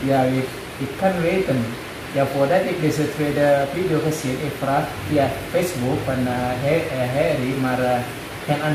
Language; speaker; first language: Dutch; non-native, learner; Indonesian